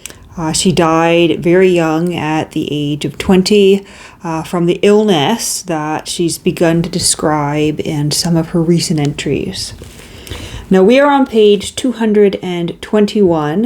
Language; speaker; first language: English; native; English